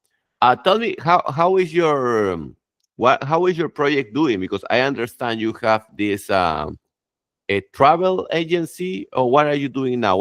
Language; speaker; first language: English; non-native, fluent; Spanish